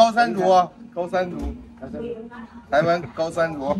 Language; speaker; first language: Chinese; native; Chinese